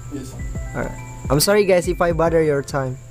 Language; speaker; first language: English; non-native, learner; Indonesian